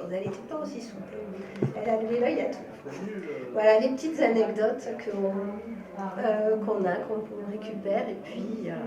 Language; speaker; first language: French; native; French